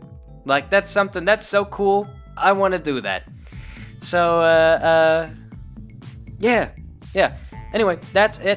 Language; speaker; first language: English; native; English